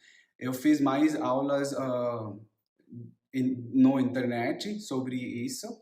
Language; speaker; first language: Portuguese; non-native, learner; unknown